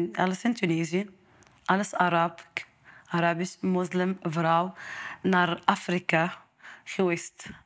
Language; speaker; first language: Dutch; non-native, learner; Arabic